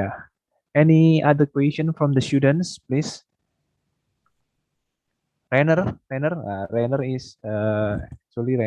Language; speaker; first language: English; non-native, fluent; Indonesian